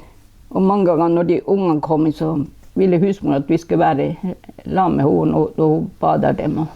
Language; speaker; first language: Norwegian; non-native, local second language; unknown